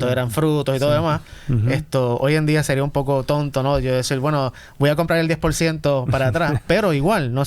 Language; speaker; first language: Spanish; native; Spanish